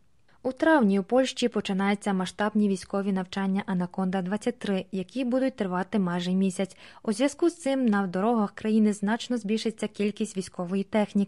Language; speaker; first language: Ukrainian; native; Ukrainian